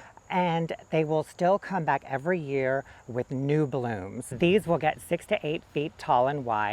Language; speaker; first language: English; native; English